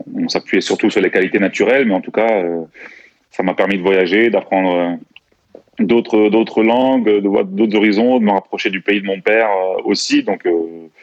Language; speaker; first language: French; native; French